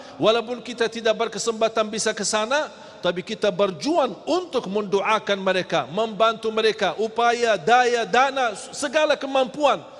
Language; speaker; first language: Malay; non-native, fluent; Arabic